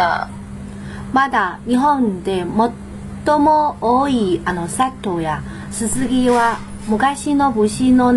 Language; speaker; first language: Japanese; non-native, learner; Chinese